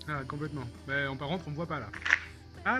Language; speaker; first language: French; native; French